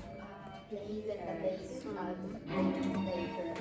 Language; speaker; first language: English; non-native, learner; Italian